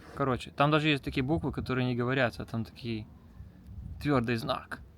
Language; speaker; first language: Russian; early bilingual, heritage; Russian